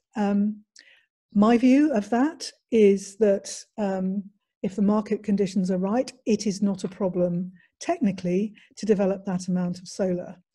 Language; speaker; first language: English; native; English